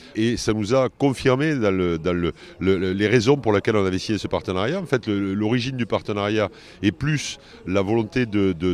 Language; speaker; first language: French; native; French